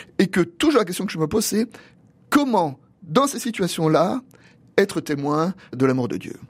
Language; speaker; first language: French; native; French